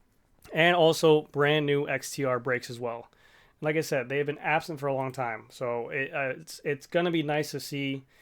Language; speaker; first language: English; native; English